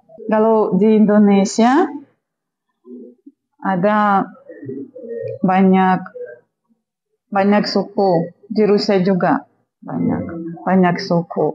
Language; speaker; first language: Indonesian; non-native, fluent; Russian